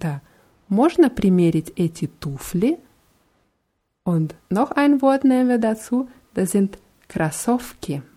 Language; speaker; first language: German; non-native, fluent; Russian